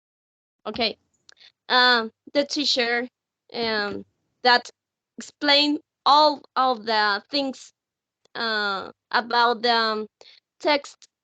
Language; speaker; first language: English; non-native, learner; Spanish